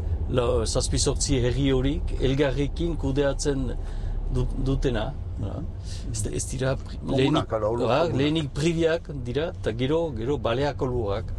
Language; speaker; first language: Basque; native; Basque